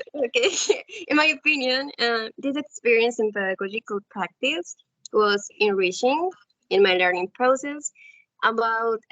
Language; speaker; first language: English; non-native, learner; Spanish